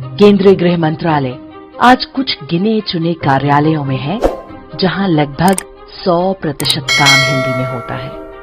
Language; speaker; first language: Hindi; native; Hindi